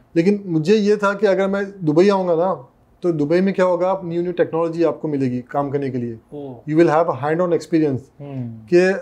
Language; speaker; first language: Hindi; non-native, local second language; Urdu